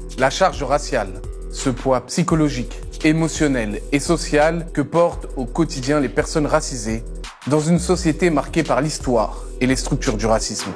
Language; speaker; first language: French; native; French